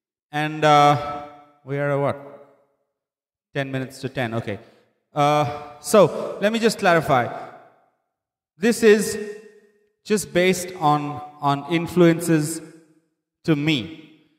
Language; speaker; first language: English; native; English